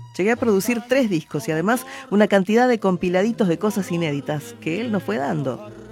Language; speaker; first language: Spanish; native; Spanish